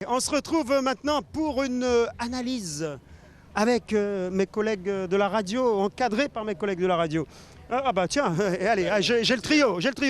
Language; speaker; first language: French; native; French